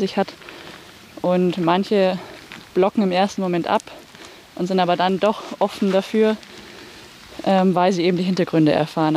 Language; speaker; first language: German; native; German